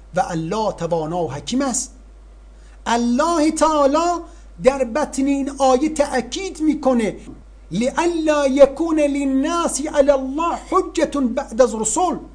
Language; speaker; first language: Persian; native; Persian